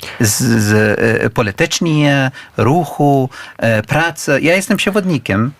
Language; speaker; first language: Polish; non-native, learner; Arabic